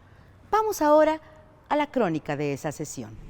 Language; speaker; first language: Spanish; native; Spanish